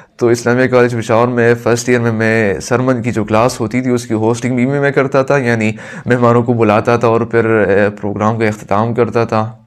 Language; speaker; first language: Urdu; non-native, local second language; Pashto